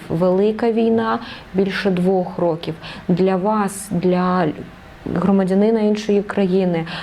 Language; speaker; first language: Ukrainian; native; Ukrainian